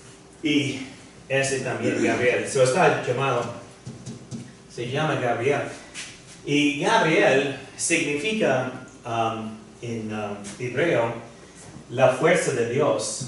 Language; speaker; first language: Spanish; non-native, fluent; English